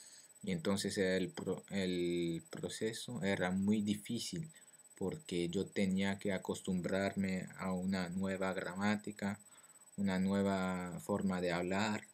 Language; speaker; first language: Spanish; non-native, learner; French